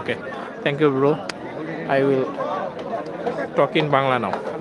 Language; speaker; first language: English; non-native, local second language; Bangla